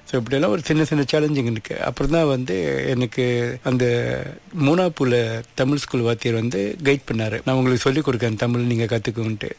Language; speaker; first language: Tamil; non-native, local second language; Malay